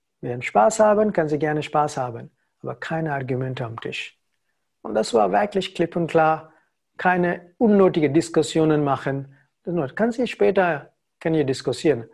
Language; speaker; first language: German; non-native, learner; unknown